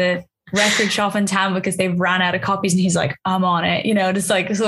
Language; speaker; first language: English; native; English